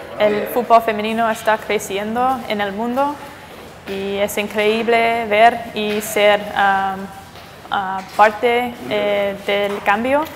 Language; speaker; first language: Spanish; non-native, fluent; English